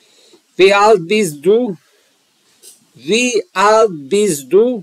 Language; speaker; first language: German; non-native, learner; Serbian